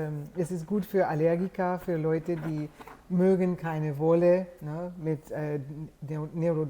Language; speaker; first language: German; non-native, fluent; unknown